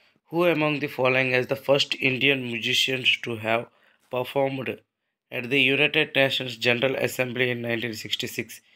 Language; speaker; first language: English; non-native, local second language; Telugu